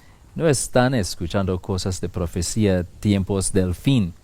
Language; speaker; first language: Spanish; non-native, fluent; English